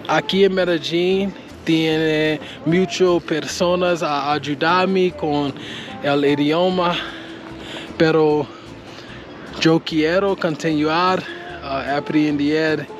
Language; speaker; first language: Spanish; non-native, learner; English